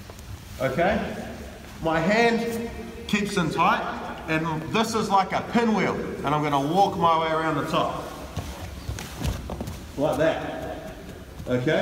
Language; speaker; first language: English; native; English